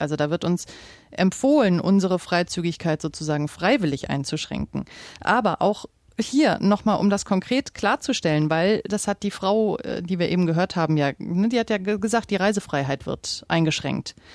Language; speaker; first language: German; native; German